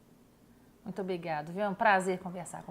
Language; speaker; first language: Portuguese; native; Portuguese